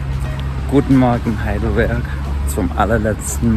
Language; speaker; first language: German; non-native, fluent; English